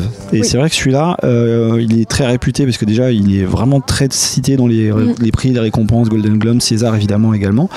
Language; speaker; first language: French; native; French